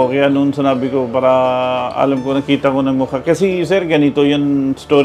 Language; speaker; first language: Filipino; non-native, learner; Punjabi